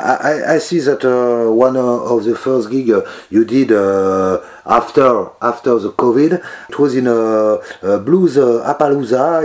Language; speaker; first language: English; non-native, learner; French